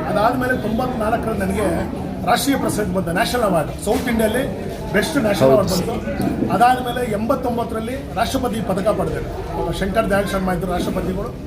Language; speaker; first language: Kannada; non-native, local second language; Tamil